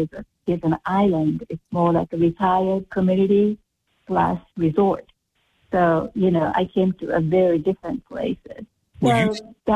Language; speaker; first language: English; non-native, fluent; Japanese